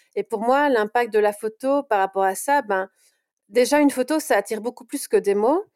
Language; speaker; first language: French; native; French